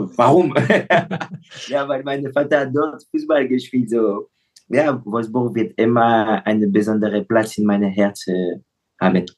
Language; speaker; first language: German; non-native, fluent; French